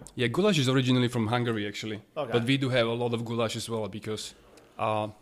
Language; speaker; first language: English; non-native, fluent; Slovak